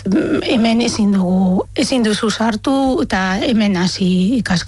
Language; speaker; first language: Basque; non-native, fluent; Arabic